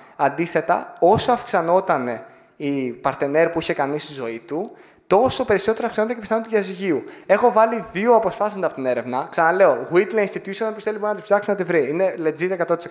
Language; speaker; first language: Greek; native; Greek